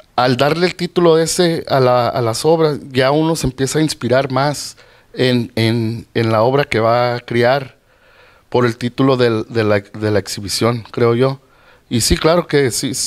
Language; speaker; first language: Spanish; early bilingual, heritage; Spanish